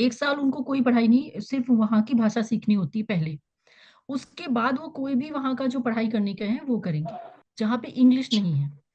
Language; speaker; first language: Hindi; native; Hindi